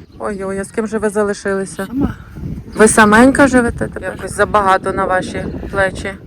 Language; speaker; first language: Ukrainian; native; Ukrainian